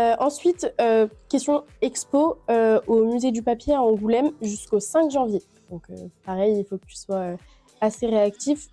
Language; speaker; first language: French; native; French